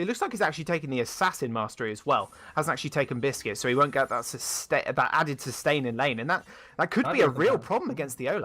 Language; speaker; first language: English; native; English